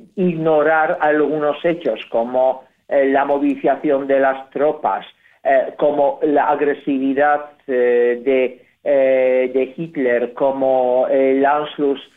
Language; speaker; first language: Spanish; non-native, fluent; Polish